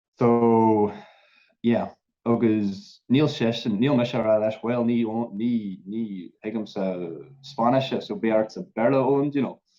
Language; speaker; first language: Irish; non-native, local second language; English